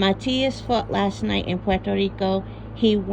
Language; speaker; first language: English; native; English